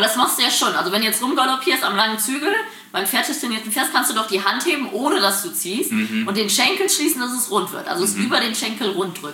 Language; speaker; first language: German; native; German